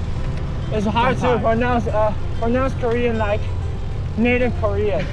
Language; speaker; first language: English; non-native, learner; Chinese